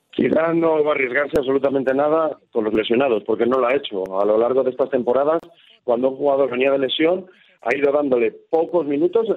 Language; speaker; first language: Spanish; native; Spanish